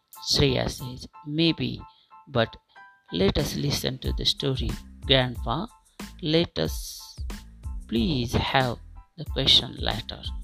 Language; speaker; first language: English; non-native, local second language; Marathi